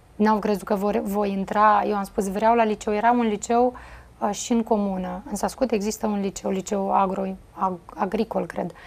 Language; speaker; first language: Romanian; native; Romanian